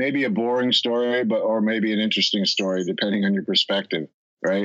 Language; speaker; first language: English; native; English